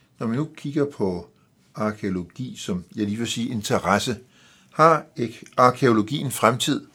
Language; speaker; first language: Danish; native; Danish